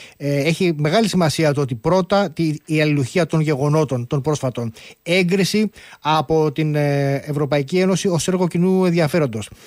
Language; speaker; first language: Greek; native; Greek